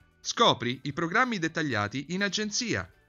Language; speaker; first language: Italian; native; Italian